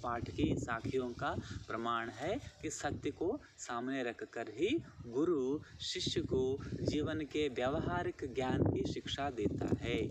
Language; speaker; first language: Hindi; non-native, local second language; Telugu